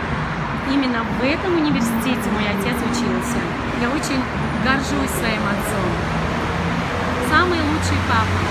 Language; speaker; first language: Russian; non-native, local second language; Kumyk